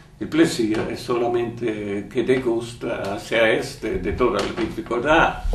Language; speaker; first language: Spanish; non-native, learner; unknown